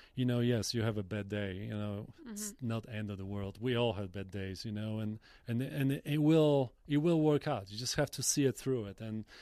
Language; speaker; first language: English; non-native, fluent; Polish